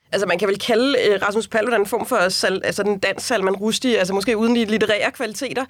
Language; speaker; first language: Danish; native; Danish